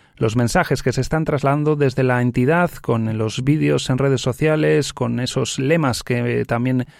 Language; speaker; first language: Spanish; native; Spanish